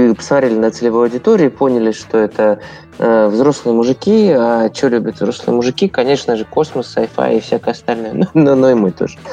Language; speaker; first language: Russian; native; Russian